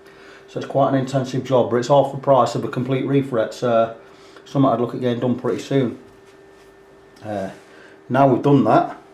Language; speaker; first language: English; native; English